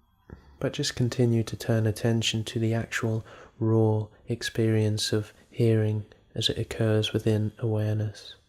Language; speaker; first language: English; native; English